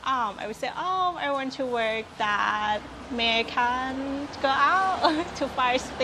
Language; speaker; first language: English; non-native, learner; Thai